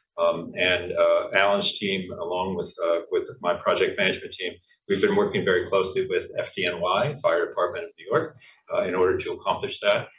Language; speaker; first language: English; native; English